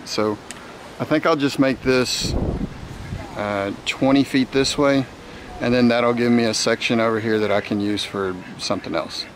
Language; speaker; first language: English; native; English